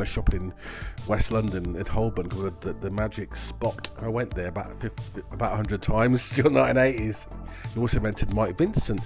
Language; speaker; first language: English; native; English